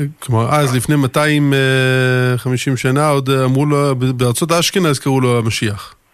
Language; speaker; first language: Hebrew; early bilingual, other home language; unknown